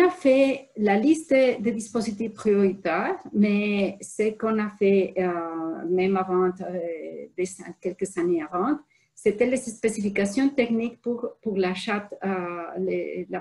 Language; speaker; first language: French; non-native, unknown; Spanish